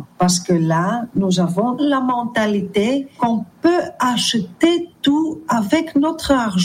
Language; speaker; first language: French; non-native, fluent; Greek